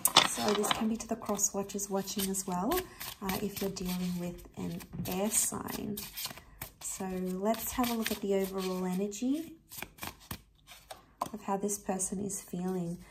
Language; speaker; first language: English; native; English